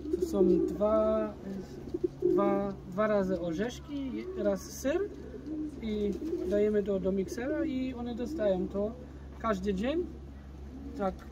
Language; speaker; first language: Polish; early bilingual, heritage; German